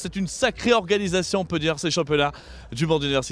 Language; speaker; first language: French; native; French